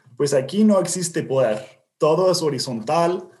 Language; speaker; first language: Spanish; non-native, fluent; English